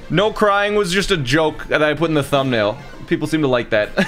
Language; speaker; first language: English; native; English